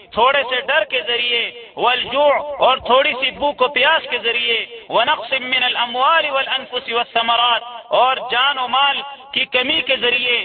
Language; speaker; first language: Urdu; non-native, local second language; Pashto